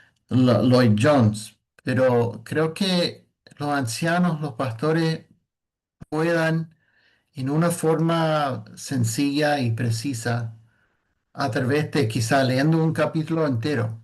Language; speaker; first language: Spanish; non-native, fluent; English